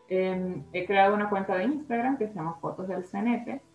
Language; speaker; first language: Spanish; native; Spanish